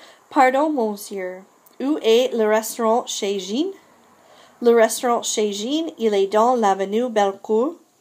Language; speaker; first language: French; non-native, fluent; English